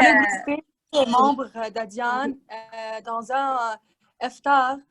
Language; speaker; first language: French; non-native, learner; Arabic